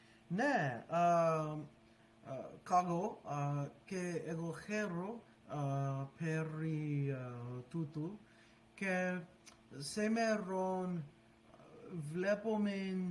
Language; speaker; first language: Greek; non-native, learner; English